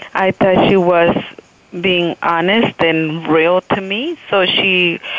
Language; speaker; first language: English; non-native, fluent; Spanish